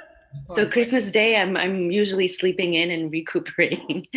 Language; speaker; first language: English; native; English